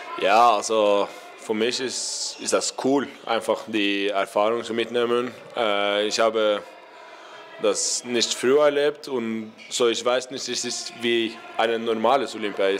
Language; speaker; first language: German; non-native, learner; Norwegian